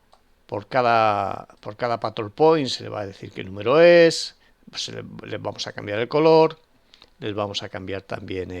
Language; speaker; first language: Spanish; native; Spanish